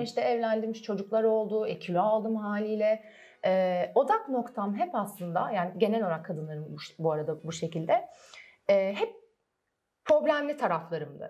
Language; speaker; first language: Turkish; early bilingual, other home language; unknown